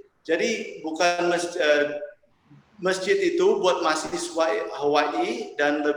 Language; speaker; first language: Indonesian; early bilingual, heritage; English